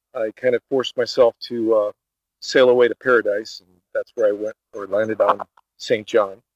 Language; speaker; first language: English; early bilingual, other home language; Portuguese